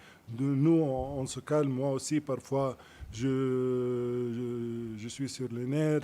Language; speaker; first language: French; non-native, local second language; Arabic